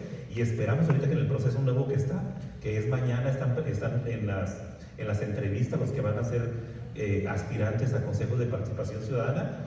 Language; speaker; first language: Spanish; native; Spanish